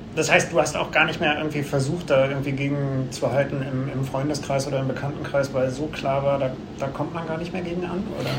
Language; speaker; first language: German; native; German